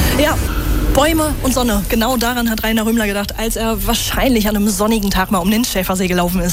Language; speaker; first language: German; native; German